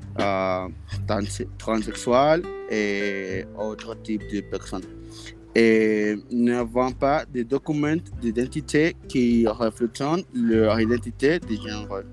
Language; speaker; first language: French; non-native, learner; Spanish